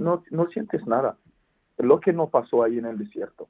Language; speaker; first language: Spanish; non-native, fluent; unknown